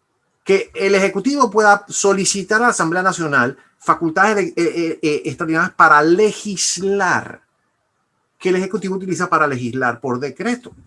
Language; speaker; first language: Spanish; native; Spanish